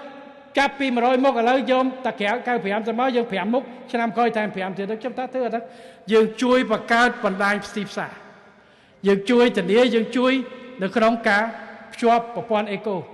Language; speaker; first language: Khmer; native; Khmer